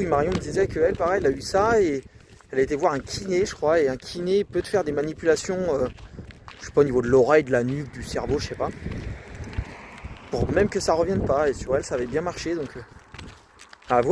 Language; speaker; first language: French; native; French